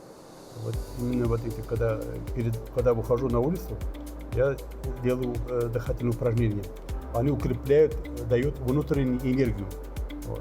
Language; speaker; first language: Russian; non-native, local second language; Tatar